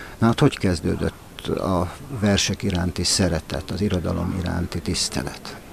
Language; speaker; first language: Hungarian; native; Hungarian